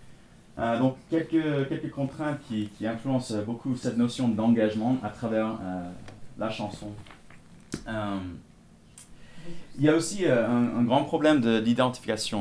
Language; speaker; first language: French; non-native, fluent; English